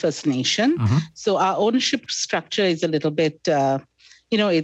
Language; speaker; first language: English; non-native, local second language; Sinhala